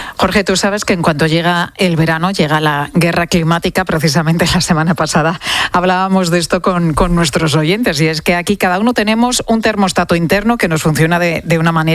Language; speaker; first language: Spanish; native; Spanish